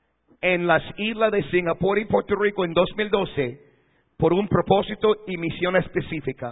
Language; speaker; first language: Spanish; non-native, fluent; English